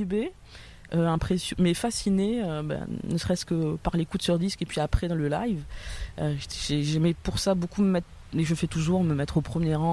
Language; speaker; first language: French; native; French